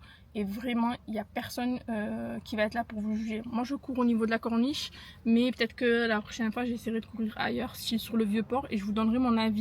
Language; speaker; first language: French; native; French